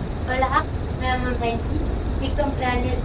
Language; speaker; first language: Spanish; non-native, learner; French